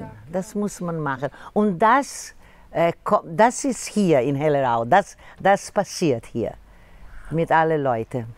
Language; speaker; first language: German; non-native, learner; Portuguese